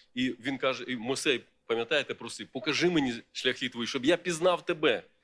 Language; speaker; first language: Ukrainian; non-native, local second language; Russian